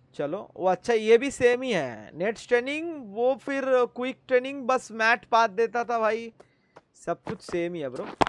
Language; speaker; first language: Hindi; native; Hindi